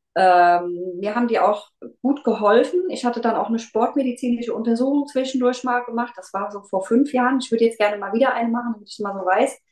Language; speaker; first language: German; native; German